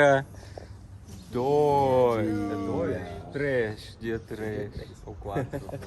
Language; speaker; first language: Portuguese; non-native, fluent; Russian